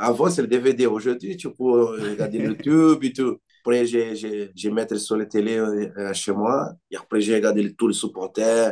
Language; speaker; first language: French; non-native, learner; Portuguese